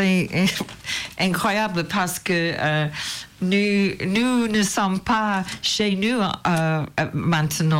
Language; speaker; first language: French; non-native, learner; English